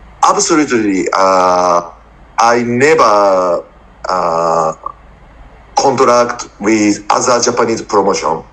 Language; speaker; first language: English; non-native, learner; Japanese